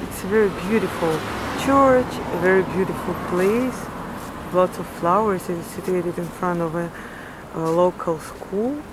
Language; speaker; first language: English; non-native, fluent; Russian